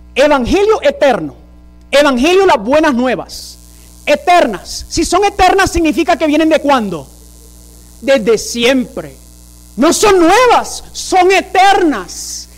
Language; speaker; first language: Spanish; early bilingual, heritage; Spanish